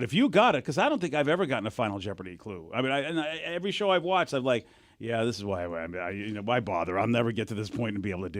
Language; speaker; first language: English; native; English